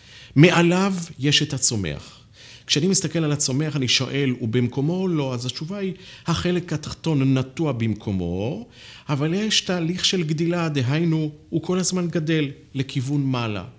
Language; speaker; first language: Hebrew; native; Hebrew